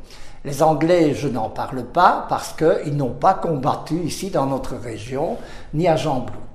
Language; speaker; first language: French; native; French